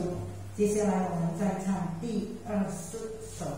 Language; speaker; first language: Chinese; early bilingual, heritage; Indonesian